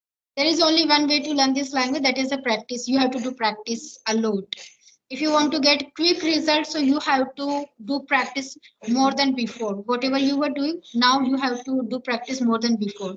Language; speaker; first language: English; non-native, learner; Hindi